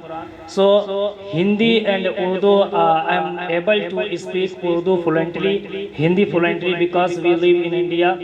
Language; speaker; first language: English; non-native, learner; Urdu